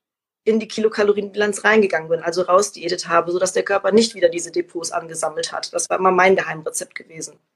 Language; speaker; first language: German; native; German